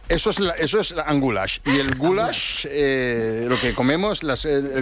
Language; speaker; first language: Spanish; native; Spanish